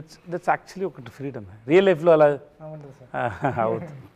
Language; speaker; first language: Telugu; non-native, learner; Tamil